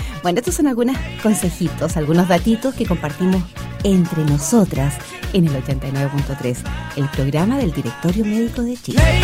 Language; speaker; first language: Spanish; native; Spanish